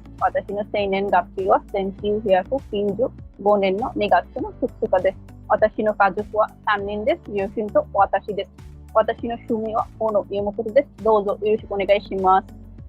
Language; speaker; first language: Japanese; non-native, learner; Bangla